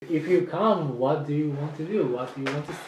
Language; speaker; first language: English; non-native, fluent; Japanese